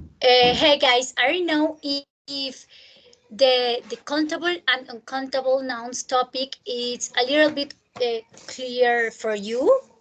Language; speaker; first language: English; non-native, fluent; Spanish